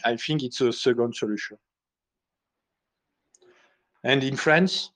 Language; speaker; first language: English; non-native, learner; French